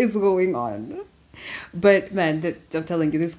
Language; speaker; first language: English; non-native, local second language; Kinyarwanda